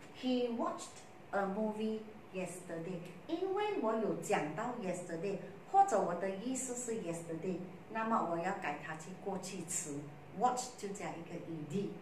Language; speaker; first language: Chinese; native; Chinese